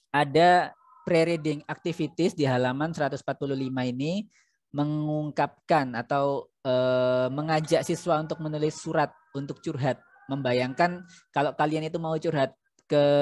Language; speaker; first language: Indonesian; native; Indonesian